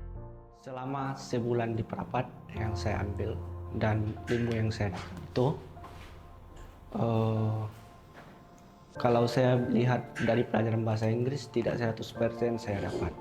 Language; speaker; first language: Indonesian; non-native, local second language; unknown